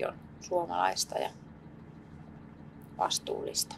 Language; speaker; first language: Finnish; native; Finnish